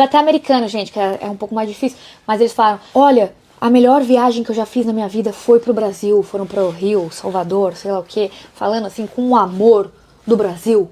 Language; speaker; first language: Portuguese; native; Portuguese